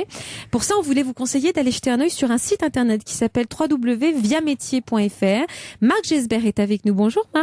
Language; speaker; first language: French; native; French